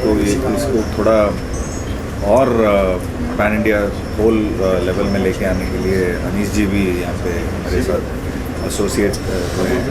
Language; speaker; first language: Hindi; non-native, local second language; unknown